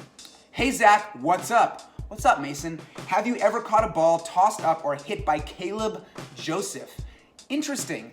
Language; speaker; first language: English; native; English